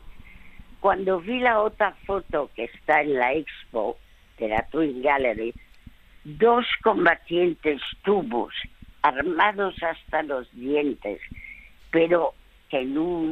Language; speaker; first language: Spanish; early bilingual, other home language; French